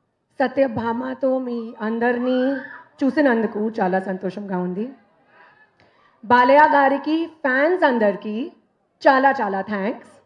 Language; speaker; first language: Telugu; non-native, learner; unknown